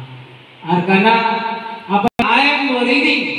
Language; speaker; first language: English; non-native, learner; Indonesian